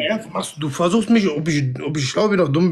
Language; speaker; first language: German; non-native, fluent; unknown